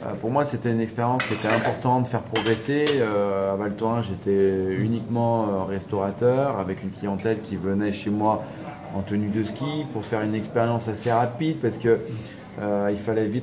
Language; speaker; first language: French; native; French